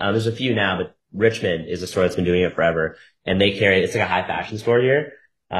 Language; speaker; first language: English; native; English